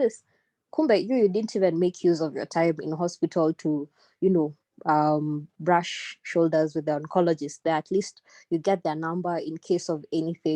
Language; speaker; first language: English; non-native, local second language; Swahili